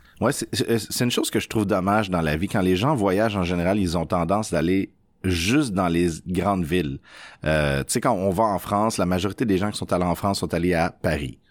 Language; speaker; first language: French; native; French